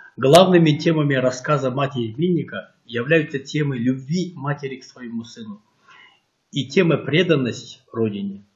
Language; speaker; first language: Russian; non-native, local second language; Kyrgyz